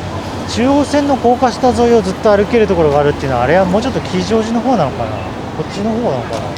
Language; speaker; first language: Japanese; native; Japanese